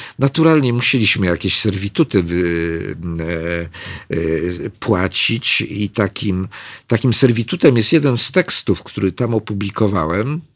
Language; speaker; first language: Polish; native; Polish